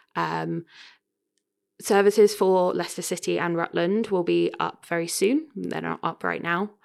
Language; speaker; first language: English; native; English